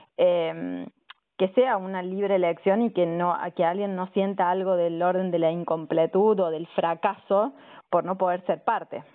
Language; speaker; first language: Spanish; native; Spanish